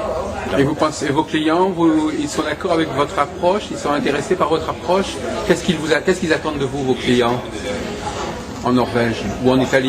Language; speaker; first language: French; native; French